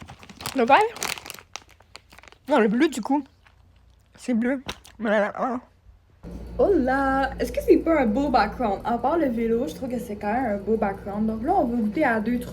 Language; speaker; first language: French; native; French